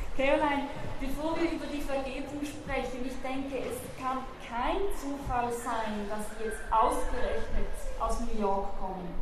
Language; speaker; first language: German; native; German